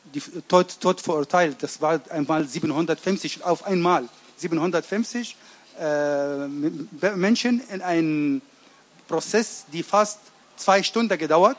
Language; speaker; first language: German; non-native, learner; Arabic